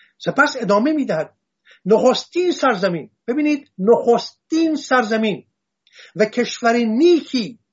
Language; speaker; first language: Persian; non-native, local second language; Assyrian Neo-Aramaic